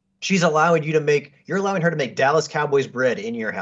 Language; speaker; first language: English; native; English